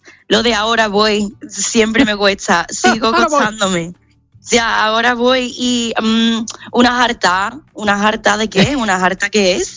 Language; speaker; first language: Spanish; non-native, fluent; English